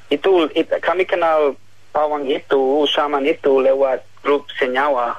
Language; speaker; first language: Indonesian; non-native, learner; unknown